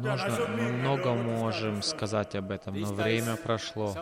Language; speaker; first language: Russian; non-native, fluent; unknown